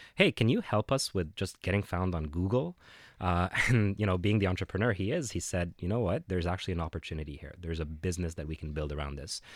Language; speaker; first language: English; non-native, fluent; Arabic